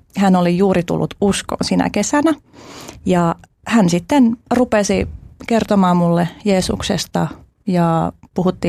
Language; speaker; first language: Finnish; early bilingual, other home language; Albanian